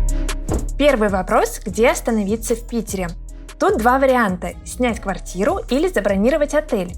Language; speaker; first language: Russian; native; Russian